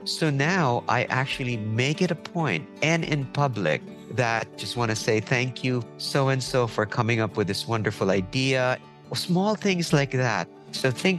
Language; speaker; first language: English; non-native, local second language; Filipino